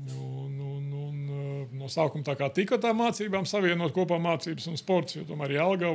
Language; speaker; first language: Latvian; native; Latvian